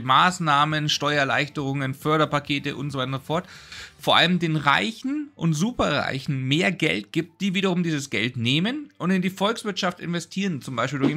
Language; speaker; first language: German; native; German